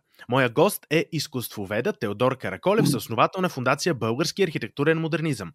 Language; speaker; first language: Bulgarian; native; Bulgarian